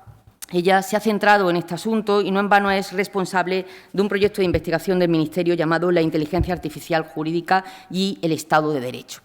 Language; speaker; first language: Spanish; native; Spanish